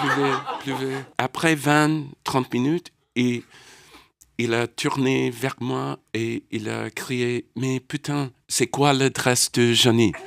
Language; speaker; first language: French; non-native, learner; English